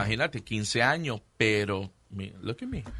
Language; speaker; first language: Spanish; early bilingual, heritage; Spanish